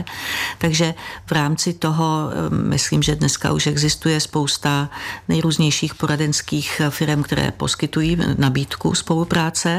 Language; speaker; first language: Czech; native; Czech